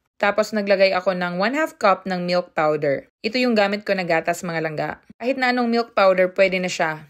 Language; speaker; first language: Filipino; non-native, local second language; Cebuano